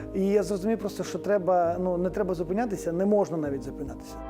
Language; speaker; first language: Ukrainian; native; Ukrainian